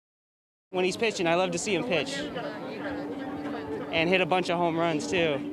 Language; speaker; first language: English; native; English